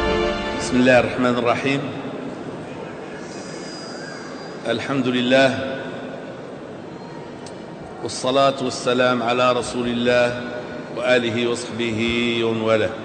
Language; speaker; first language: Arabic; native; Arabic